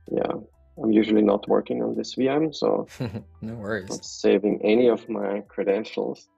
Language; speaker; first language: English; non-native, fluent; German